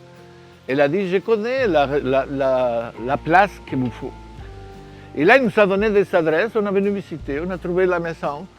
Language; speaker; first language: French; non-native, fluent; Spanish